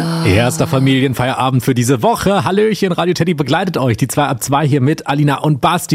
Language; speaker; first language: German; native; German